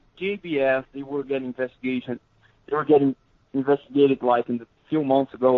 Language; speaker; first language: English; non-native, fluent; Portuguese